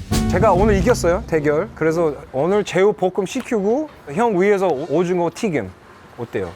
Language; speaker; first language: Korean; non-native, fluent; English